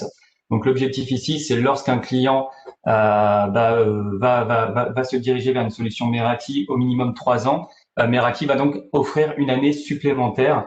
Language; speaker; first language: French; native; French